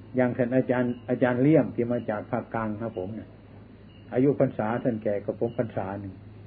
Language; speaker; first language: Thai; non-native, local second language; Lao